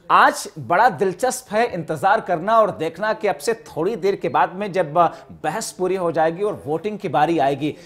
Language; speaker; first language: Hindi; native; Hindi